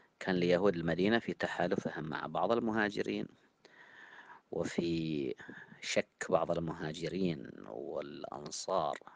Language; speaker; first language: Arabic; native; Arabic